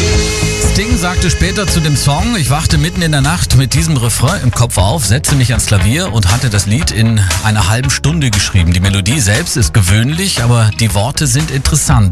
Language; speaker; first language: German; native; German